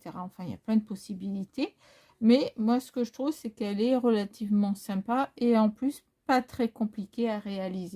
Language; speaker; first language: French; native; French